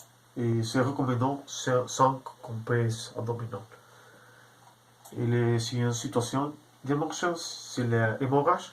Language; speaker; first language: French; non-native, learner; Spanish